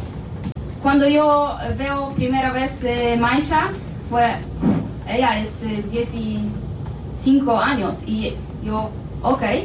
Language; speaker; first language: Spanish; non-native, learner; Polish